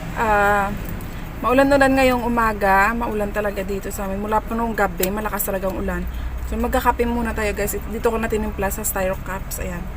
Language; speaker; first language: Filipino; native; Filipino